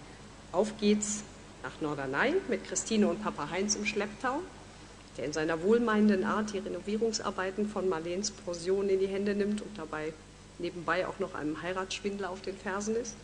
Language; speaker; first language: German; native; German